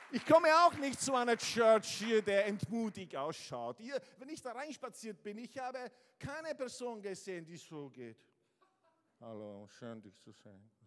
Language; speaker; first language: German; non-native, fluent; Italian